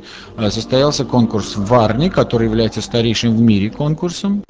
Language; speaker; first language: Russian; native; Russian